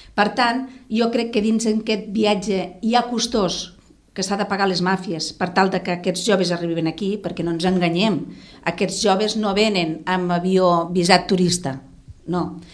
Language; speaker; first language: Catalan; non-native, local second language; Spanish